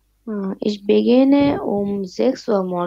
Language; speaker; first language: German; non-native, learner; Bangla